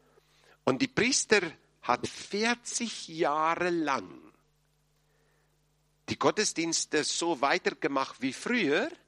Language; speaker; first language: German; non-native, fluent; English